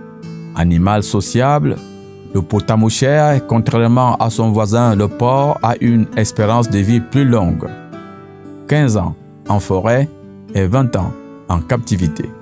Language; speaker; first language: French; native; French